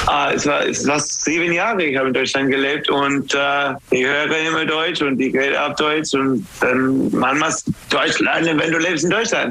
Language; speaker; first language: German; non-native, learner; English